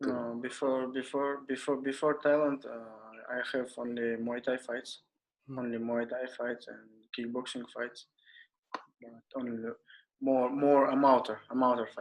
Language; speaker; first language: English; non-native, learner; Russian